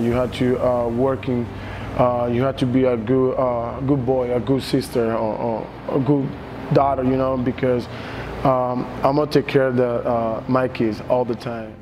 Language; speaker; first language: English; non-native, learner; Spanish